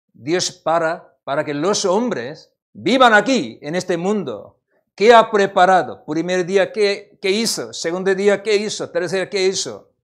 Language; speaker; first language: Spanish; non-native, learner; Korean